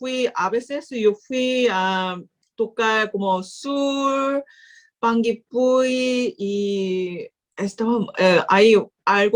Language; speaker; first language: Spanish; non-native, learner; Korean